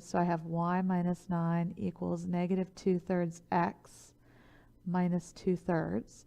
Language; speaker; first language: English; native; English